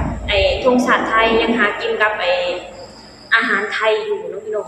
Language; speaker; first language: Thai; non-native, local second language; Northeastern Thai